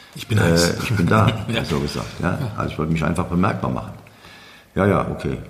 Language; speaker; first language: German; native; German